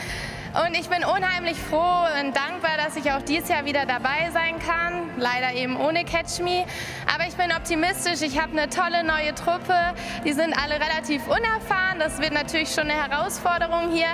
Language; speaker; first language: German; native; German